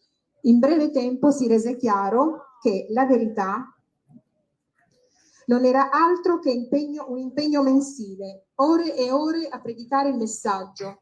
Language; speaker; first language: Italian; native; Italian